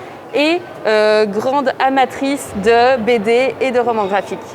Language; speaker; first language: French; native; French